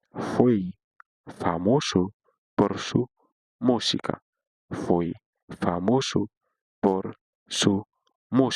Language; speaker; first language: Spanish; non-native, fluent; Haitian Creole